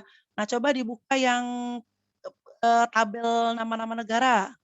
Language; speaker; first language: Indonesian; native; Indonesian